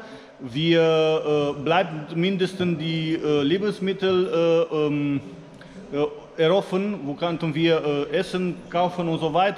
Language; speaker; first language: German; non-native, fluent; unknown